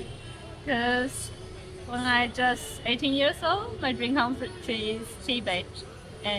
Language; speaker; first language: English; non-native, learner; Chinese